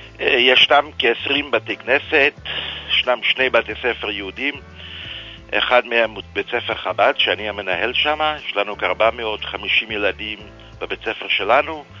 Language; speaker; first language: Hebrew; non-native, fluent; French